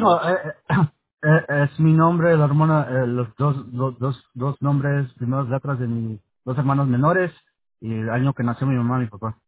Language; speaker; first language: Spanish; early bilingual, heritage; Spanish